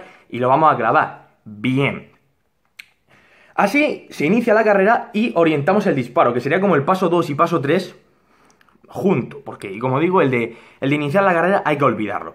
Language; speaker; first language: Spanish; native; Spanish